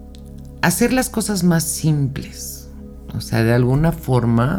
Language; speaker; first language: Spanish; native; Spanish